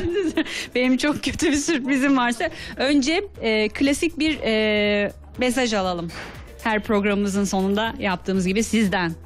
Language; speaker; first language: Turkish; native; Turkish